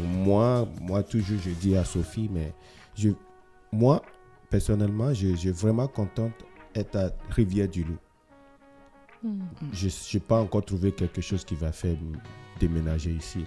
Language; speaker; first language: French; non-native, fluent; Ewe